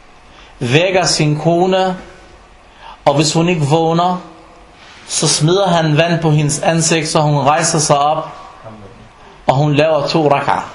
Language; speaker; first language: Danish; non-native, fluent; Arabic